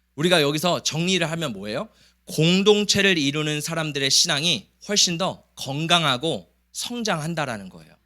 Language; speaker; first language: Korean; early bilingual, heritage; Korean